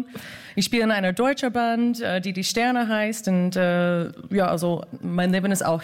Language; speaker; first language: German; non-native, fluent; English